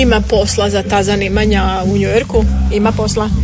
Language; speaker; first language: Serbian; native; Serbian